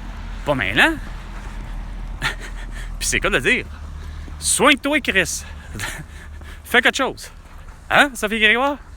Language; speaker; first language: French; native; French